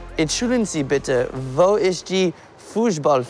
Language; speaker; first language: German; non-native, learner; English